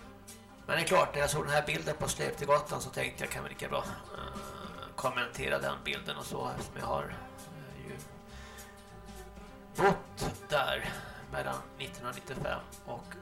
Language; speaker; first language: Swedish; native; Swedish